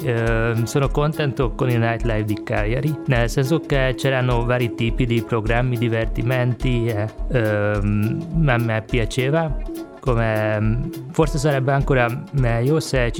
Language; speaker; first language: Italian; non-native, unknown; Hungarian